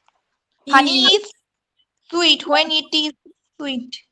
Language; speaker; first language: English; non-native, learner; Bangla